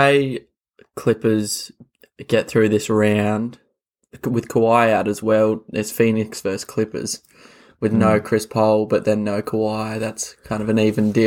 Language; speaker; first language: English; native; English